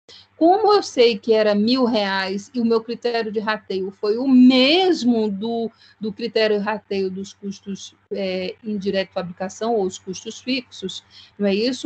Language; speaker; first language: Portuguese; native; Portuguese